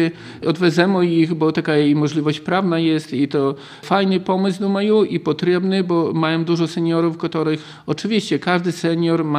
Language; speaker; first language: Polish; non-native, local second language; Ukrainian